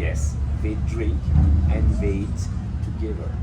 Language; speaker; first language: English; non-native, learner; French